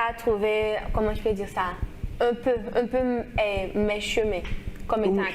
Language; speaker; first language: French; non-native, local second language; Haitian Creole